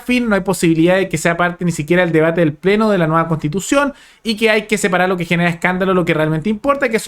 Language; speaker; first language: Spanish; native; Spanish